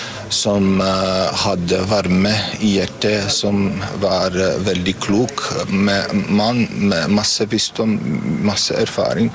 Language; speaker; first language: Norwegian; non-native, fluent; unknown